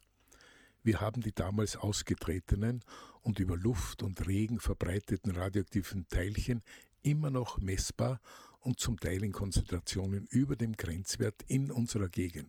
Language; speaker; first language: German; native; German